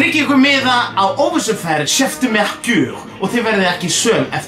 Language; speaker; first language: Icelandic; native; Icelandic